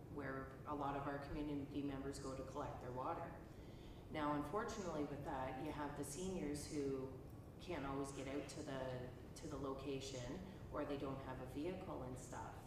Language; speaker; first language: English; native; English